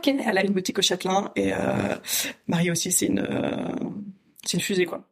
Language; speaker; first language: French; native; French